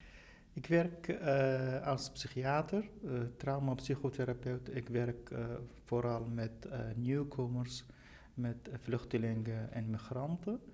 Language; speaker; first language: Dutch; non-native, fluent; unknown